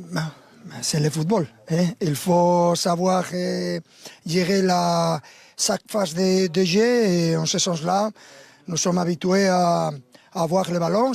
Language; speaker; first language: French; non-native, fluent; Spanish